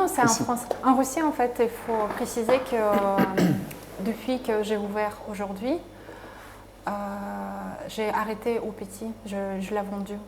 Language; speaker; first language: French; non-native, fluent; Russian